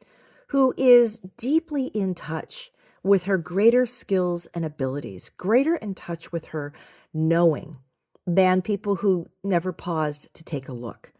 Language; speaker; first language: English; native; English